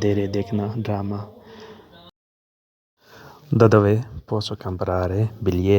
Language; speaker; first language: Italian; non-native, learner; Urdu